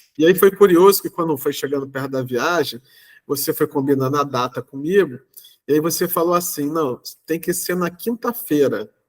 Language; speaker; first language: Portuguese; native; Portuguese